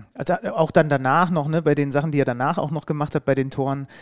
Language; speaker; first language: German; non-native, fluent; Danish